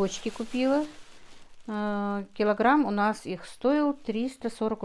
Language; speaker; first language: Russian; non-native, local second language; Chechen